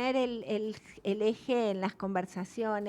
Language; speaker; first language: Spanish; native; Spanish